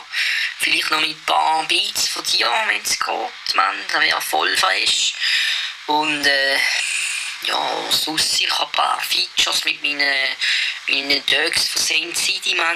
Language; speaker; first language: German; native; German